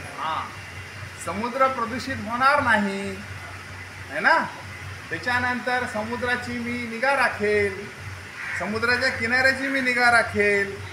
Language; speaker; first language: Marathi; native; Marathi